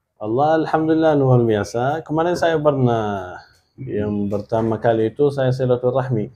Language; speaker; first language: Indonesian; non-native, fluent; Arabic